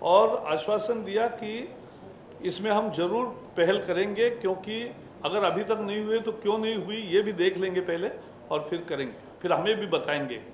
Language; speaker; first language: Hindi; non-native, local second language; Marathi